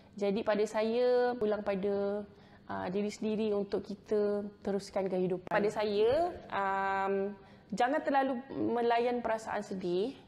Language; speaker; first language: Malay; native; Malay